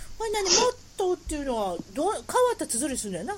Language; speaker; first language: Japanese; native; Japanese